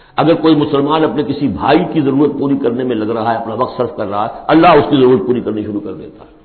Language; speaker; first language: Urdu; native; Urdu